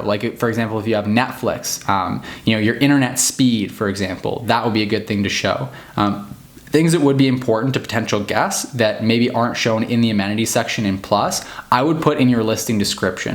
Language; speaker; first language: English; native; English